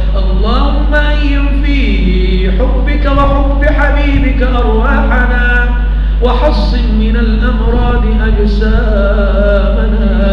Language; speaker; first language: Malay; non-native, fluent; Arabic